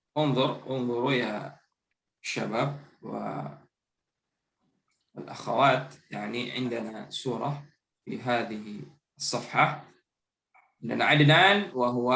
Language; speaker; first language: Arabic; non-native, fluent; Indonesian